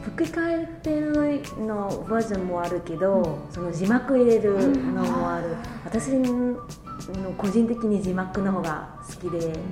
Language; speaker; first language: Japanese; non-native, learner; Vietnamese